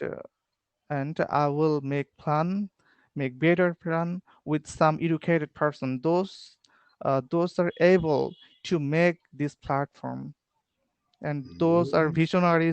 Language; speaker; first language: English; non-native, learner; Bangla